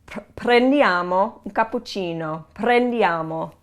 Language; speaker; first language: Italian; non-native, fluent; English